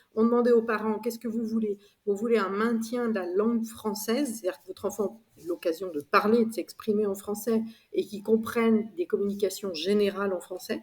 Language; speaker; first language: French; native; French